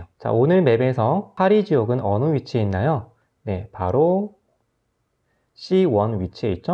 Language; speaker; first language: Korean; native; Korean